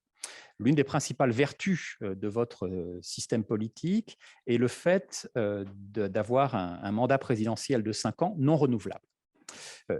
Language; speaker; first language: French; native; French